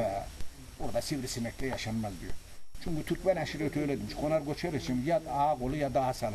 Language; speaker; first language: Turkish; native; Turkish